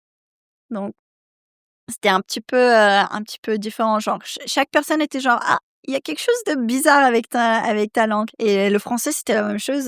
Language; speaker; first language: French; non-native, fluent; Serbian